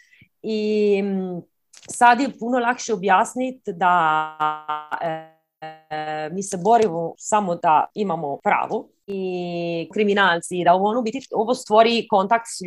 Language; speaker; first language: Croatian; early bilingual, heritage; Croatian